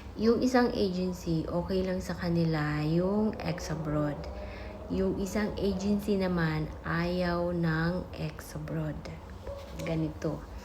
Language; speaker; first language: Filipino; non-native, local second language; Waray